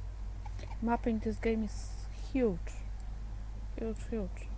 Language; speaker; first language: English; non-native, fluent; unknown